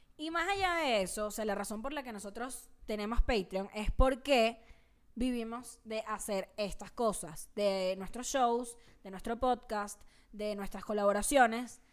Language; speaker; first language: Spanish; native; Spanish